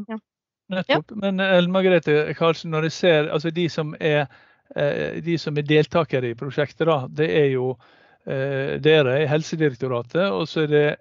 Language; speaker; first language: Norwegian; native; Norwegian